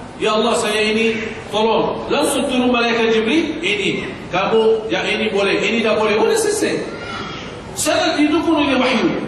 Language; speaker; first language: Malay; non-native, fluent; Arabic